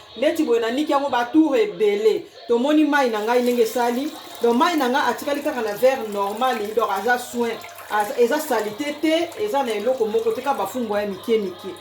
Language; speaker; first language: Lingala; non-native, local second language; Kongo